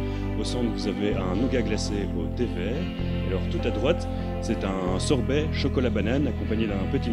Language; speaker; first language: French; native; French